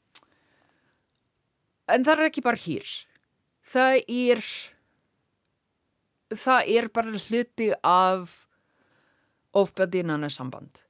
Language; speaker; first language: Icelandic; non-native, learner; English